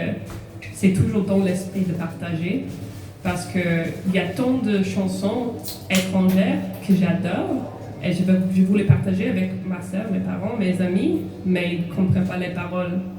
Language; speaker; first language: French; non-native, fluent; English